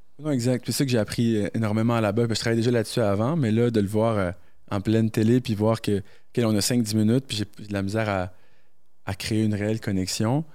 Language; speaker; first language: French; early bilingual, other home language; Arabic